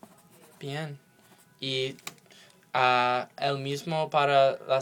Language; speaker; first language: Spanish; non-native, learner; English